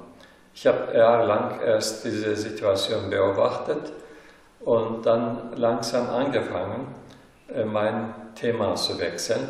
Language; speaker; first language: German; non-native, fluent; Turkish